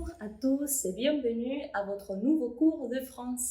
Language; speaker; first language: French; non-native, fluent; Spanish